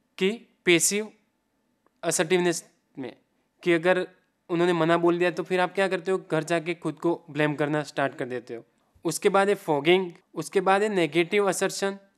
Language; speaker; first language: Hindi; non-native, local second language; Gujarati